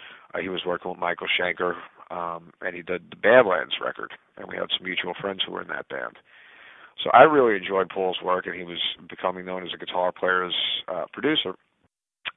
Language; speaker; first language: English; native; English